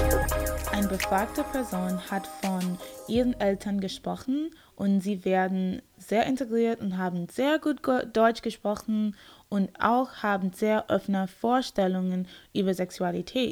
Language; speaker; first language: German; non-native, learner; English